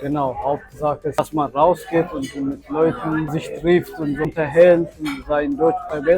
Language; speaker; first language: German; non-native, fluent; Amharic